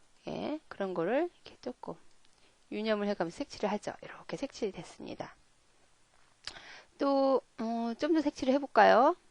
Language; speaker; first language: Korean; native; Korean